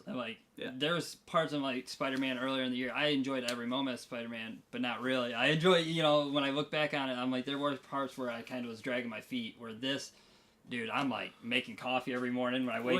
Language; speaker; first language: English; native; English